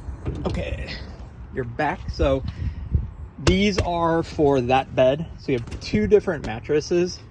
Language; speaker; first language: English; native; English